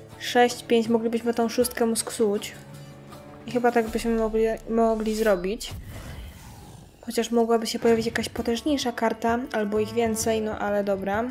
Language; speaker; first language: Polish; native; Polish